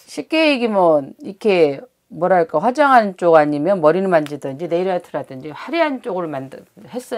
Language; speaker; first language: Korean; native; Korean